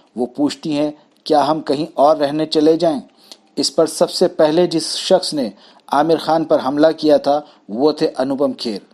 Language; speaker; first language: Urdu; native; Urdu